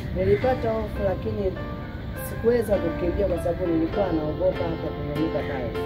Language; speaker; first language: Swahili; non-native, local second language; Masai